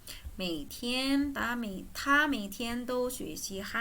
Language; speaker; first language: Chinese; non-native, fluent; Indonesian